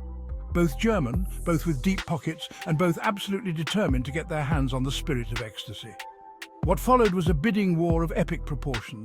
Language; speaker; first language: English; native; English